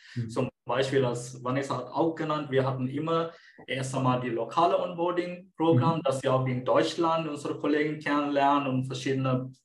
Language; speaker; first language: German; non-native, fluent; Sinhala